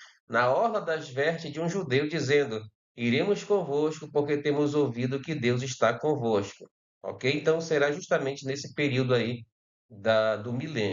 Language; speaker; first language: Portuguese; native; Portuguese